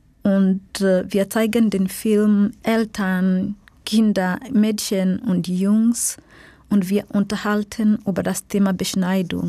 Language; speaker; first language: German; non-native, fluent; Swahili